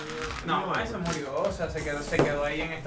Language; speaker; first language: Spanish; native; Spanish